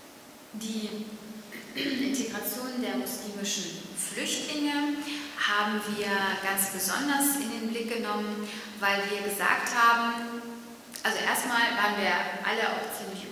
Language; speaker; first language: German; early bilingual, other home language; Turkish